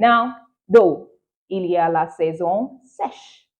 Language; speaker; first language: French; non-native, fluent; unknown